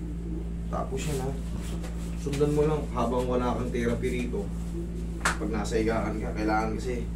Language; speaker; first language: Filipino; native; Filipino